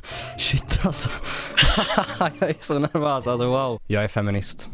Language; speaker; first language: Swedish; native; Swedish